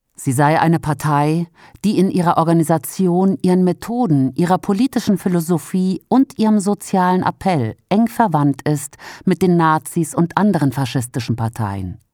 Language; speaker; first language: German; native; German